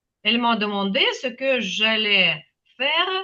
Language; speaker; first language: French; non-native, fluent; Ukrainian